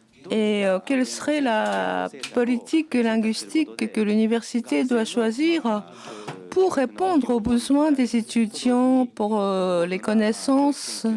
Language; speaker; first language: French; non-native, fluent; Japanese